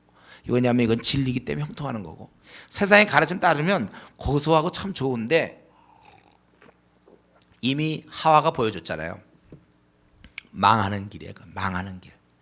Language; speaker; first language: Korean; native; Korean